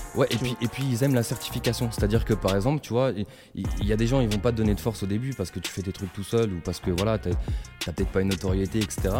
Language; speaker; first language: French; native; French